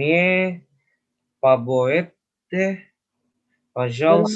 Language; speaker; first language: Russian; non-native, learner; Indonesian